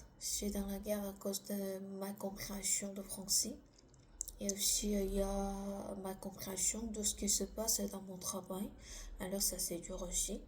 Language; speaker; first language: French; non-native, learner; Korean